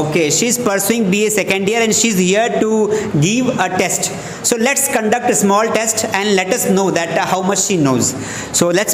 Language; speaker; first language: English; non-native, local second language; Hindi